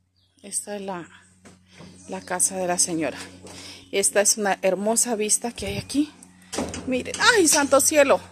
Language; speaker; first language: Spanish; native; Spanish